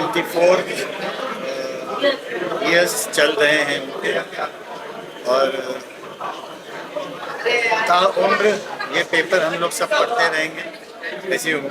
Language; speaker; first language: Hindi; native; Hindi